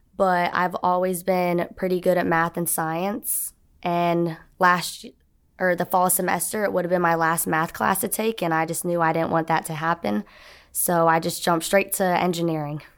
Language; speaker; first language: English; native; English